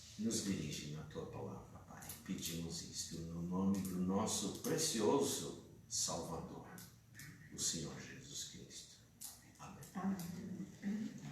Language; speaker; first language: Portuguese; non-native, fluent; English